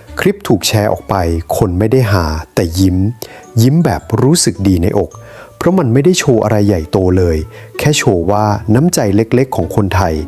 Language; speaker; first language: Thai; native; Thai